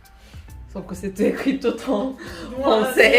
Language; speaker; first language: French; non-native, fluent; Korean